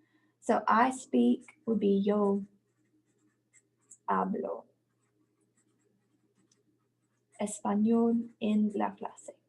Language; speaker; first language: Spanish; non-native, fluent; English